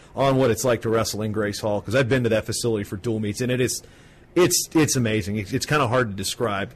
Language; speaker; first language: English; native; English